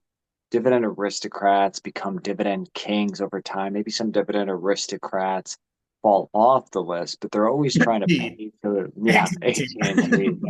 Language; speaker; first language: English; native; English